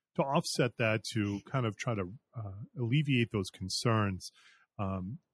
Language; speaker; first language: English; native; English